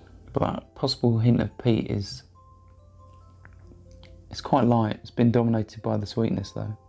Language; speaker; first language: English; native; English